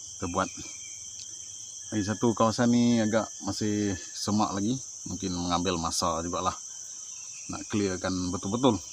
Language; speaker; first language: Malay; non-native, local second language; Iban